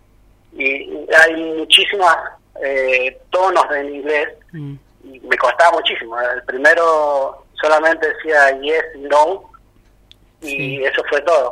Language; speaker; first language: Spanish; native; Spanish